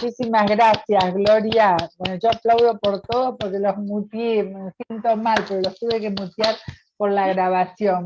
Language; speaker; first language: Spanish; native; Spanish